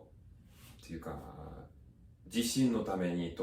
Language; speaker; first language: Japanese; non-native, fluent; English